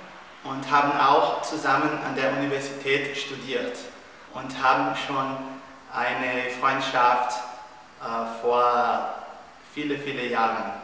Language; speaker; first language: German; non-native, learner; Portuguese